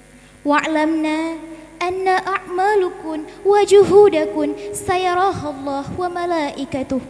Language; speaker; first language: Arabic; non-native, learner; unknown